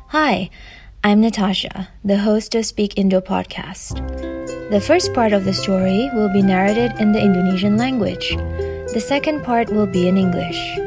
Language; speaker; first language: English; non-native, fluent; Indonesian